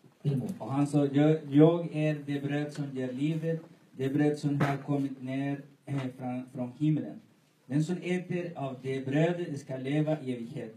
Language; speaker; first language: Swedish; non-native, learner; Spanish